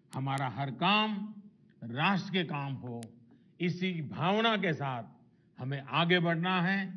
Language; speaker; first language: Hindi; non-native, local second language; Gujarati